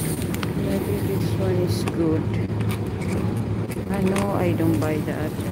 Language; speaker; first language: English; non-native, local second language; Filipino